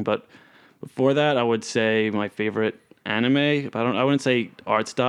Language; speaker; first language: English; non-native, fluent; Italian